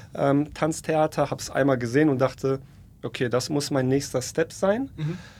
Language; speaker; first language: German; early bilingual, other home language; Polish